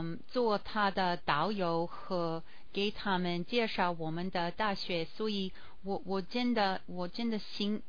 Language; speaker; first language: Chinese; non-native, learner; English